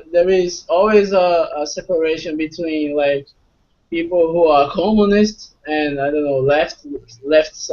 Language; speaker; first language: English; non-native, fluent; Portuguese